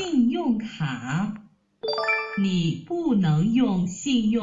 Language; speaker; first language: Chinese; non-native, learner; Vietnamese